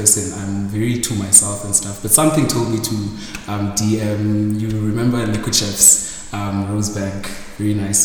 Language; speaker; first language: English; non-native, local second language; Xhosa